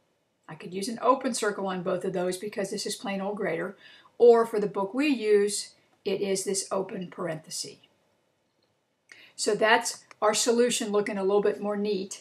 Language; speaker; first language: English; native; English